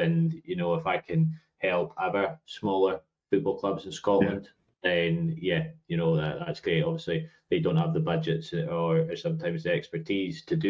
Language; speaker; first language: English; native; English